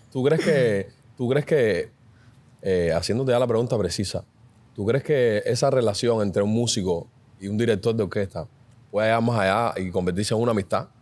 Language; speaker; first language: Spanish; native; Spanish